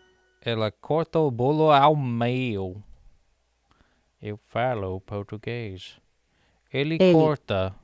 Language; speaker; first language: Portuguese; non-native, learner; English